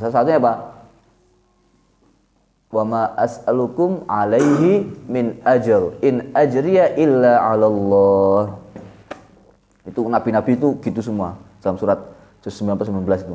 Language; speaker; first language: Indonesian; non-native, local second language; Javanese